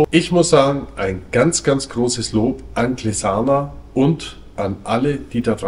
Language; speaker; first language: German; native; German